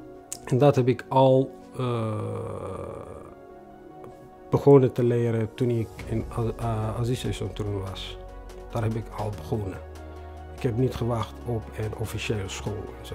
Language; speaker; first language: Dutch; non-native, fluent; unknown